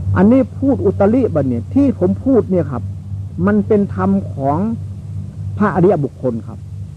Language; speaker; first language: Thai; native; Thai